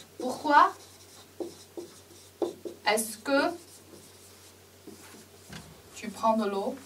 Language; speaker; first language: French; non-native, learner; Chinese